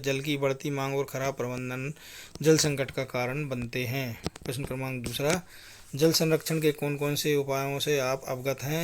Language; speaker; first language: Hindi; native; Hindi